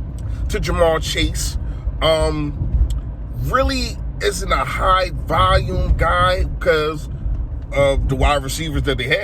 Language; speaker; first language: English; native; English